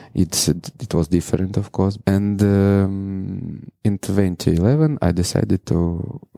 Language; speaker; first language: English; non-native, learner; Ukrainian